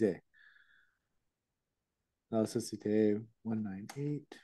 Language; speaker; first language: French; non-native, learner; English